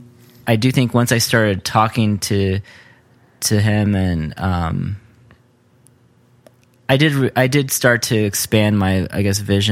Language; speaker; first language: English; native; English